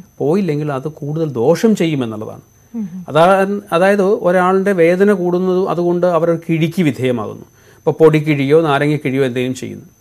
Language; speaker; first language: Malayalam; native; Malayalam